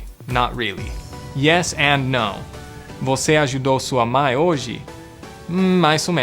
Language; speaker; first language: Portuguese; non-native, fluent; English